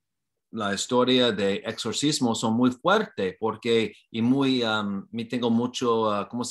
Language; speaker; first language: Spanish; non-native, learner; English